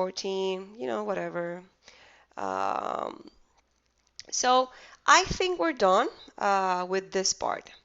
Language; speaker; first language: English; non-native, fluent; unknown